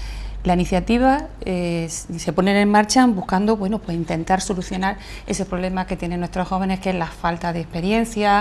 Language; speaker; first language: Spanish; native; Spanish